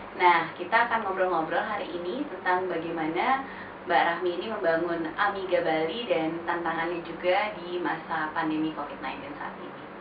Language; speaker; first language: Indonesian; native; Indonesian